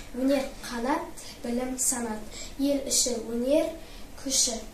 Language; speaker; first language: Kazakh; non-native, local second language; Russian